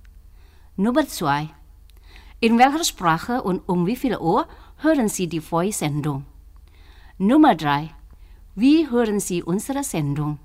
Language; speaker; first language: German; non-native, fluent; Indonesian